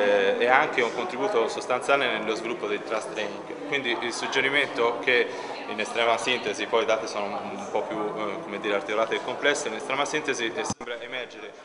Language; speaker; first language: Italian; native; Italian